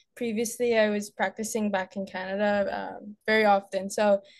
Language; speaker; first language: English; native; English